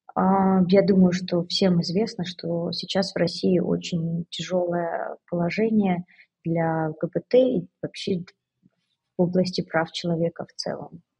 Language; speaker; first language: Russian; native; Russian